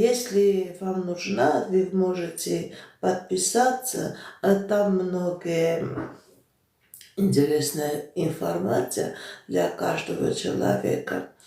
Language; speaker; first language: Russian; non-native, fluent; Armenian